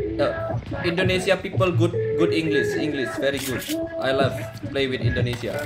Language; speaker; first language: English; non-native, learner; Indonesian